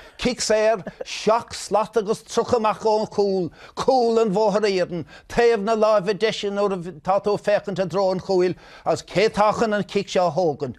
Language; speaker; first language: Irish; native; Irish